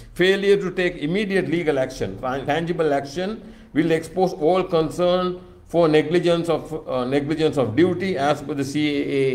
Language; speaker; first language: English; non-native, local second language; Sinhala